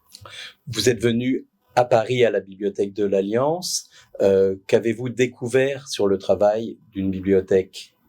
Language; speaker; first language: French; native; French